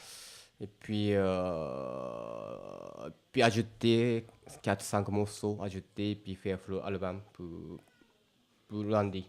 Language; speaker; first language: French; non-native, learner; Japanese